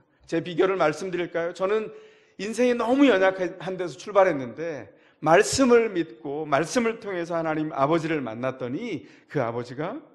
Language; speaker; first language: Korean; native; Korean